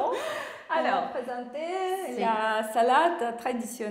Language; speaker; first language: French; non-native, learner; Russian